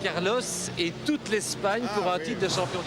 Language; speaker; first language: French; native; French